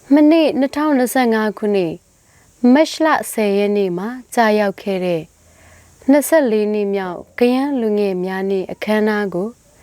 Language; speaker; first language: Burmese; non-native, local second language; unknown